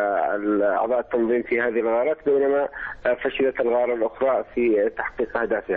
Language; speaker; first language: Arabic; native; Arabic